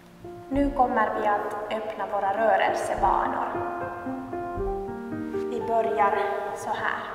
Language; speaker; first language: Swedish; non-native, local second language; Finnish